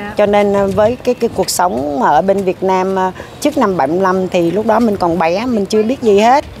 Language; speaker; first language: Vietnamese; early bilingual, heritage; Vietnamese